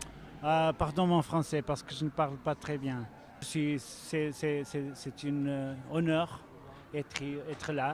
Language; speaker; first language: French; non-native, learner; Portuguese